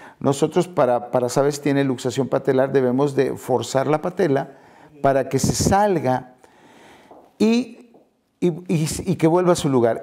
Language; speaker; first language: Spanish; native; Spanish